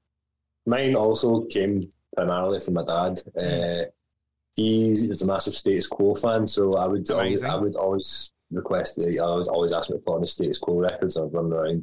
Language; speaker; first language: English; native; English